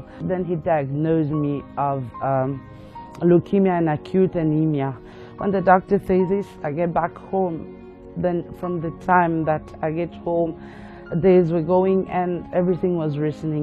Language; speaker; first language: English; non-native, local second language; Morisyen